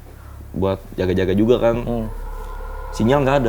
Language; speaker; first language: Indonesian; native; Indonesian